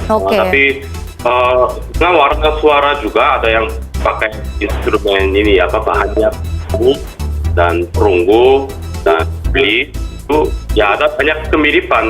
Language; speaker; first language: Indonesian; non-native, fluent; Korean